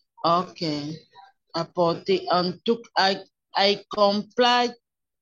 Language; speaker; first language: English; non-native, learner; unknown